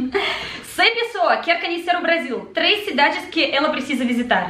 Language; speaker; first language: Portuguese; non-native, learner; Russian